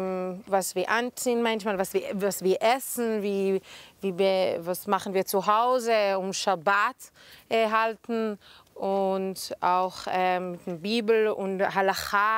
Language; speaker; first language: German; non-native, fluent; Hebrew